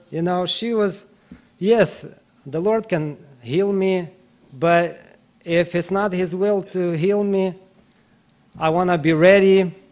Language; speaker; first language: English; non-native, fluent; Ukrainian